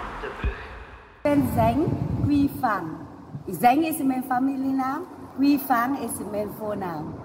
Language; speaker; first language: Dutch; non-native, learner; Chinese